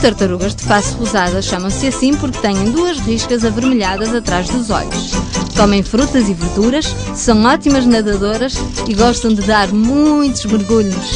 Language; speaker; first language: Portuguese; native; Portuguese